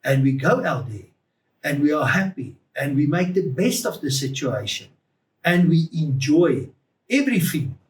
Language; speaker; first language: English; non-native, local second language; Afrikaans